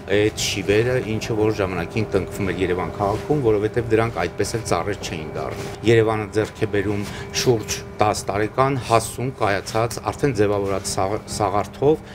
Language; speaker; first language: Armenian; native; Armenian